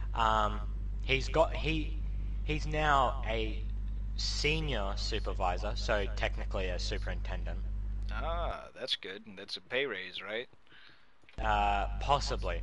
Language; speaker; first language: English; native; English